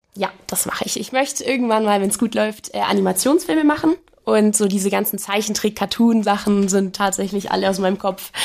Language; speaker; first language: German; native; German